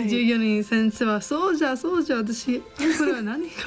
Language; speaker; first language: Japanese; non-native, learner; English